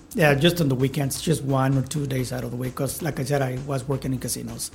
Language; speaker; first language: English; non-native, fluent; Spanish